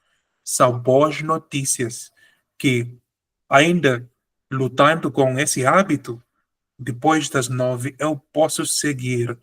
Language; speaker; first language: Portuguese; non-native, fluent; Spanish